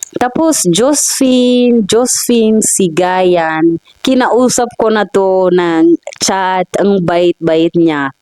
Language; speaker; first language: Filipino; non-native, fluent; Swahili